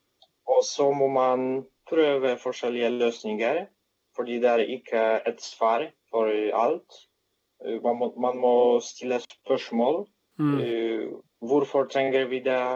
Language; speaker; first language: Norwegian; non-native, fluent; Polish